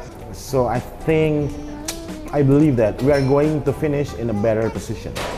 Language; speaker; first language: English; non-native, fluent; Indonesian